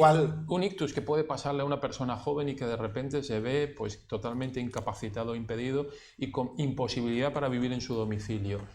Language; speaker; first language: Spanish; native; Spanish